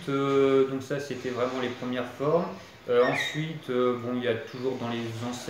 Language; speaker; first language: French; native; French